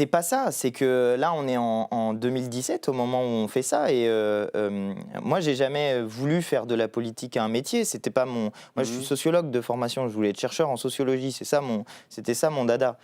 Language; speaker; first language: French; native; French